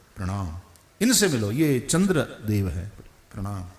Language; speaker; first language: Hindi; non-native, local second language; Gujarati